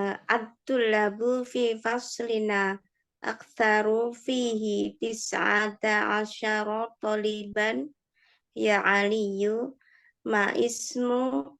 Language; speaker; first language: Arabic; non-native, learner; Indonesian